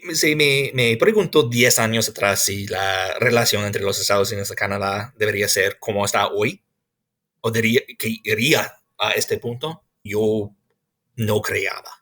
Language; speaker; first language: Spanish; non-native, fluent; English